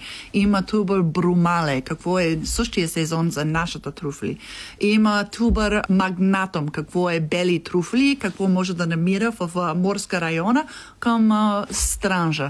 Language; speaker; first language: Bulgarian; non-native, learner; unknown